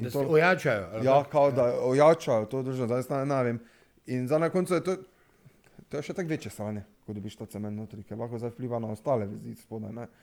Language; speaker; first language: Slovenian; non-native, local second language; Serbian